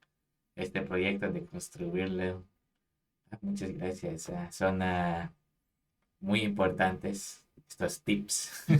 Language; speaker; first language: Spanish; non-native, fluent; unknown